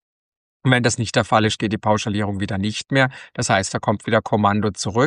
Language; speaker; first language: German; native; German